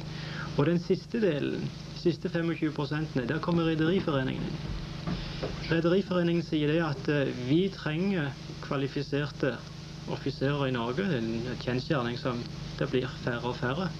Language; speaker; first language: Norwegian; native; Norwegian